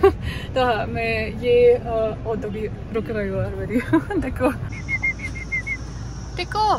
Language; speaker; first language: Hindi; non-native, learner; German